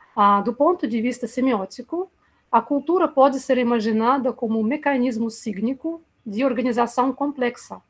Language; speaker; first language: Portuguese; non-native, fluent; Russian